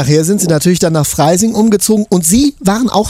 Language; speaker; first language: German; native; German